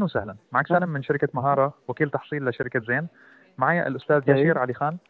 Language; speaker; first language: Arabic; native; Arabic